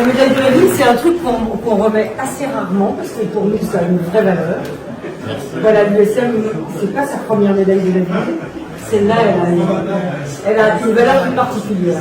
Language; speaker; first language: French; native; French